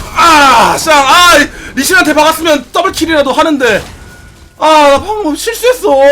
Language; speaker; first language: Korean; native; Korean